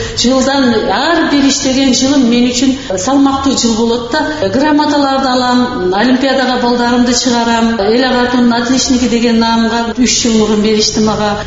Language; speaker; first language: Kyrgyz; non-native, local second language; Karachay-Balkar